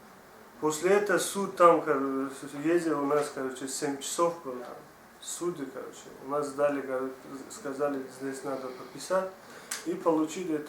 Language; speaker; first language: Russian; non-native, learner; Tajik